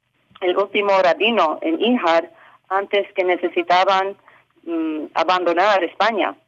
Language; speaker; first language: Spanish; early bilingual, heritage; English